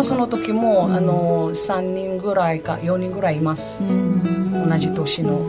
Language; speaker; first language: Japanese; non-native, fluent; Filipino